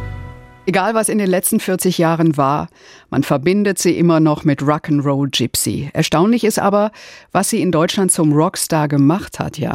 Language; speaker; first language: German; native; German